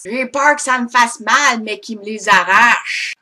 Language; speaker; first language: French; native; French